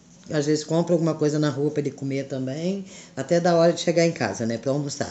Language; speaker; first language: Portuguese; native; Portuguese